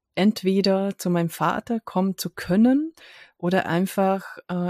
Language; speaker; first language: German; non-native, fluent; Hungarian